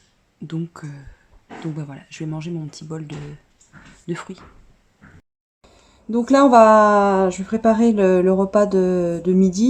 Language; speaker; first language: French; native; French